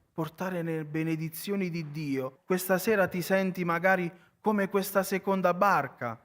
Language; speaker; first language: Italian; native; Italian